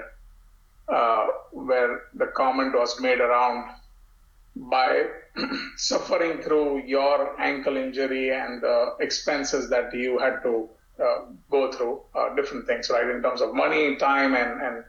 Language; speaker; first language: English; non-native, local second language; Gujarati